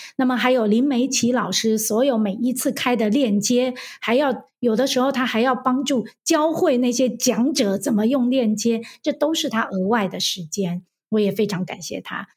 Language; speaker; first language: Chinese; native; Chinese